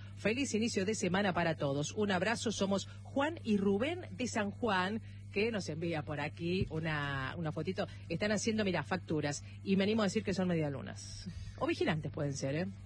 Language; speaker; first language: Spanish; native; Spanish